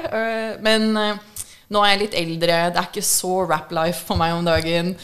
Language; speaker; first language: Norwegian; early bilingual, other home language; English